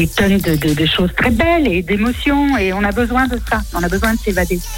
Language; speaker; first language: French; native; French